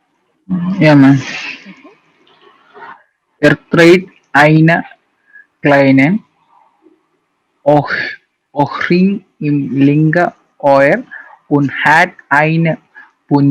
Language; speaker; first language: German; non-native, learner; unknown